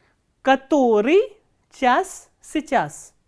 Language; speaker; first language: Russian; non-native, fluent; Hindi